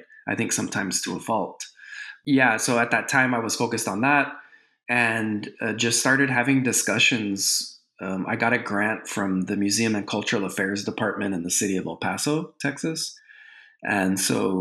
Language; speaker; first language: English; native; English